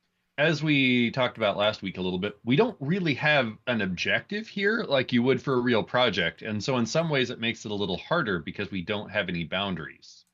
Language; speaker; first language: English; native; English